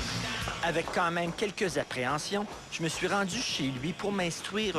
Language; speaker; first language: French; native; French